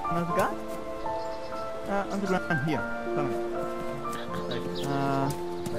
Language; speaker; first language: English; non-native, learner; French